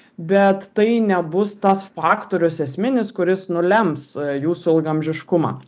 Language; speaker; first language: Lithuanian; native; Lithuanian